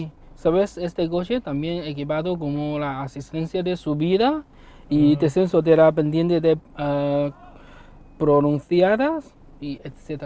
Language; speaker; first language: Spanish; non-native, learner; Chinese